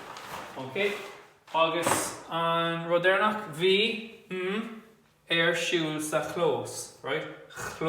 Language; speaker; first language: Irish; non-native, local second language; English